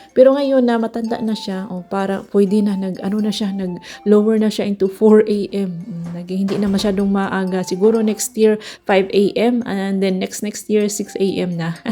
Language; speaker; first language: Filipino; non-native, local second language; Cebuano